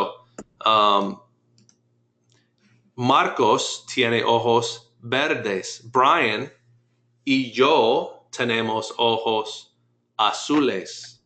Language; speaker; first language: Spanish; non-native, fluent; English